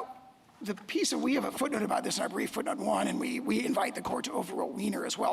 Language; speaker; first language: English; native; English